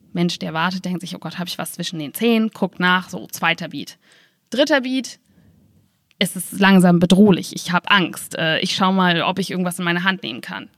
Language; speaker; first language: German; native; German